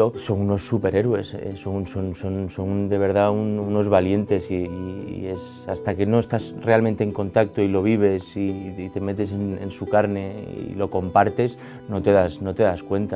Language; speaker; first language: Spanish; native; Spanish